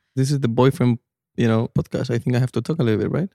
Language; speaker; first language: English; non-native, fluent; Spanish